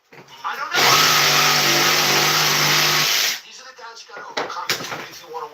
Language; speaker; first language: English; native; English